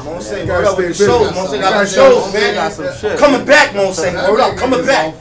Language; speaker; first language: English; native; English